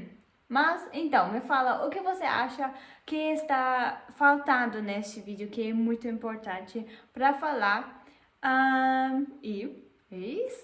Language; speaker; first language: Portuguese; non-native, fluent; German